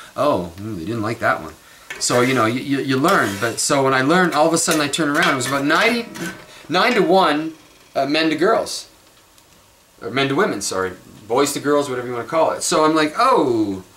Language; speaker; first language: English; native; English